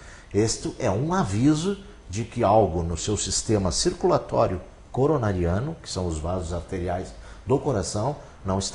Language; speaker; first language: Portuguese; native; Portuguese